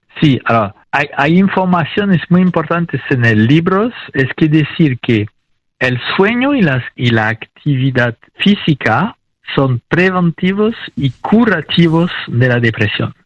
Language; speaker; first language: Spanish; non-native, fluent; French